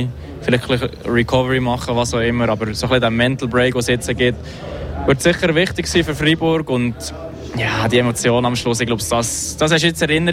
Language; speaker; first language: German; native; German